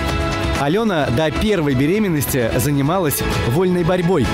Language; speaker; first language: Russian; native; Russian